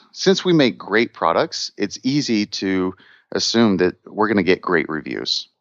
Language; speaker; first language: English; native; English